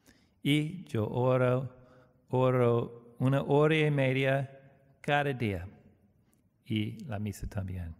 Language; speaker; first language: Spanish; non-native, learner; English